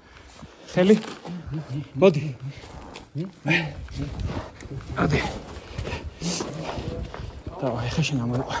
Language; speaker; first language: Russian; non-native, fluent; Georgian